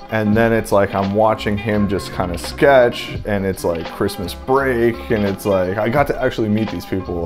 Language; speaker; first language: English; native; English